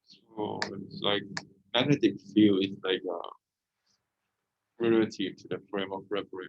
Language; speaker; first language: English; non-native, fluent; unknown